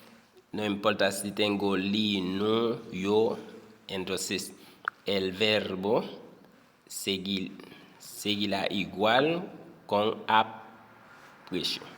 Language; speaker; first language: Spanish; non-native, fluent; Haitian Creole